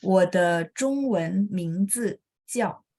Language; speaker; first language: Chinese; non-native, fluent; Indonesian